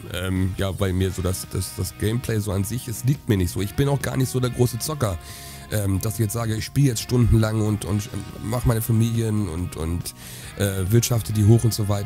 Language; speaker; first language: German; native; German